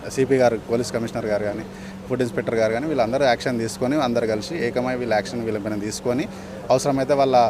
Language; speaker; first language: Telugu; native; Telugu